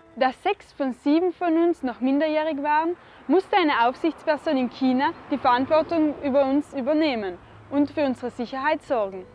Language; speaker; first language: German; native; German